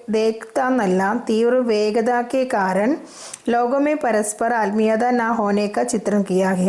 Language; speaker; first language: Hindi; non-native, local second language; Malayalam